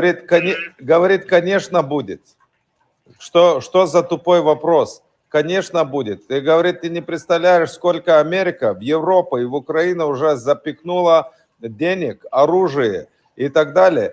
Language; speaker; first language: Russian; non-native, fluent; Lithuanian